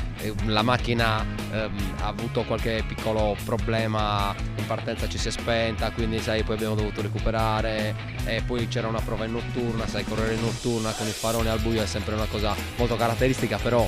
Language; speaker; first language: Italian; native; Italian